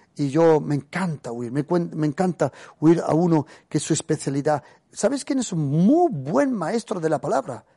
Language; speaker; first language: Spanish; early bilingual, heritage; Spanish